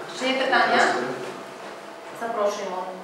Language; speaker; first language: Polish; non-native, learner; Ukrainian